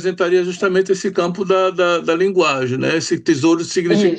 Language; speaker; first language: Portuguese; native; Portuguese